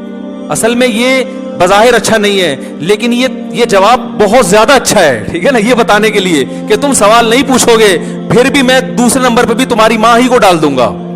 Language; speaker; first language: Urdu; native; Urdu